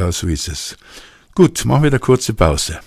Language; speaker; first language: German; native; German